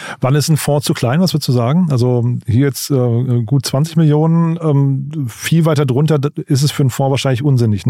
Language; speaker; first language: German; native; German